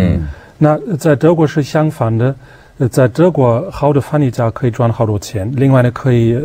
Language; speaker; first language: Chinese; non-native, fluent; German